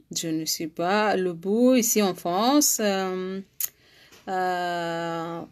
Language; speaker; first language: French; non-native, learner; Arabic